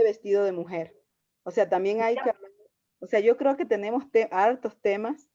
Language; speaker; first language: Spanish; native; Spanish